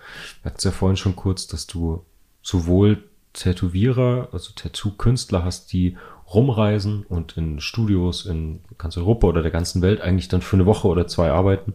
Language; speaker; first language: German; native; German